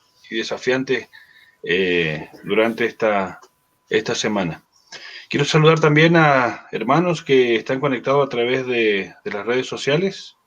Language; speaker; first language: Spanish; native; Spanish